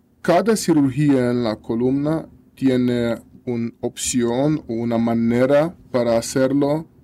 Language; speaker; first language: Spanish; non-native, learner; Russian